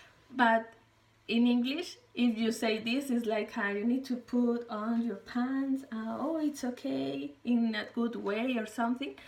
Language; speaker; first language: English; non-native, learner; Spanish